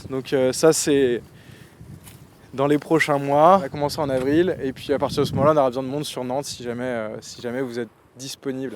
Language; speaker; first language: French; native; French